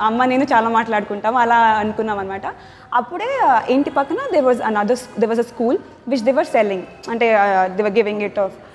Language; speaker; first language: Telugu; non-native, local second language; Tamil